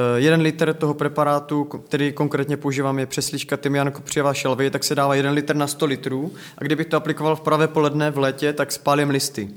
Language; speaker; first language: Czech; native; Czech